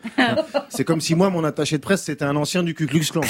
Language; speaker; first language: French; native; French